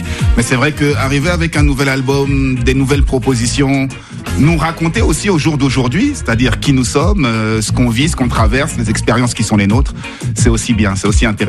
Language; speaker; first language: French; native; French